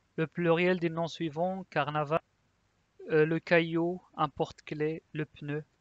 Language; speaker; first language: French; non-native, local second language; Arabic